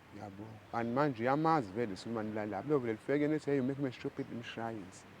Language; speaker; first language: Zulu; native; Zulu